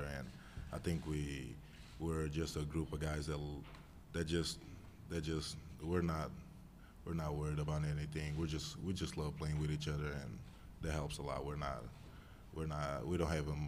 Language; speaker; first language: English; non-native, fluent; Portuguese